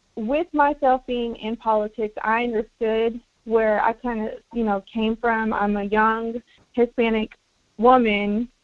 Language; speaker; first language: English; early bilingual, other home language; Spanish